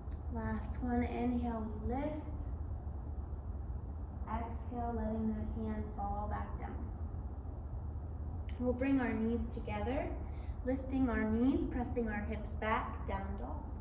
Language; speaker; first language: English; native; English